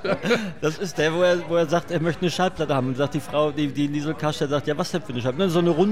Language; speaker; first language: German; native; German